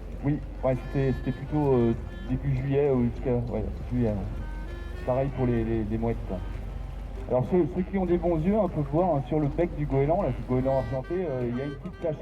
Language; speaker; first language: French; native; French